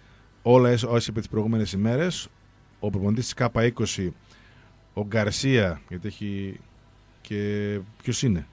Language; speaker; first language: Greek; native; Greek